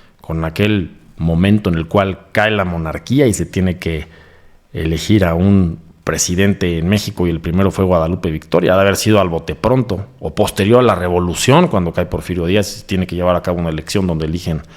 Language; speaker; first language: Spanish; native; Spanish